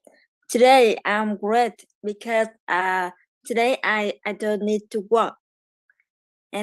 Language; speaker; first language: English; non-native, learner; Vietnamese